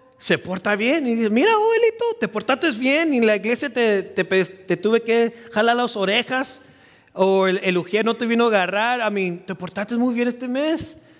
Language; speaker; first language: Spanish; early bilingual, heritage; Spanish